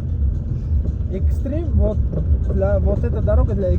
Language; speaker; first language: Russian; non-native, local second language; Tajik